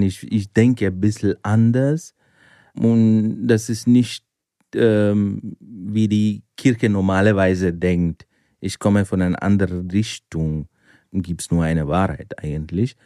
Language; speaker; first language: German; non-native, fluent; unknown